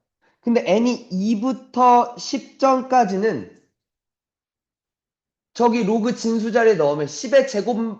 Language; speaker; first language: Korean; native; Korean